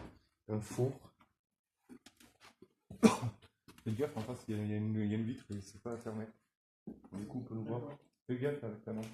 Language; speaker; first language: French; native; French